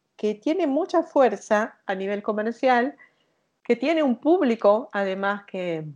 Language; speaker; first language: Spanish; native; Spanish